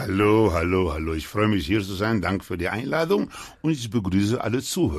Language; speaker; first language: German; non-native, fluent; Spanish